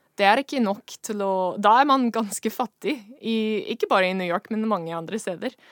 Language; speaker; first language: Norwegian; non-native, fluent; English